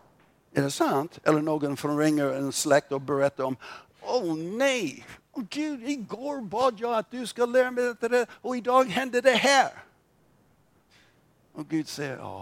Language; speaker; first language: Swedish; non-native, fluent; English